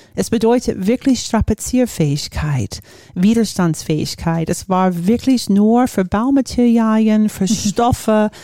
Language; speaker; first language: German; non-native, fluent; English